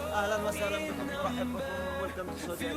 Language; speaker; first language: Arabic; native; Arabic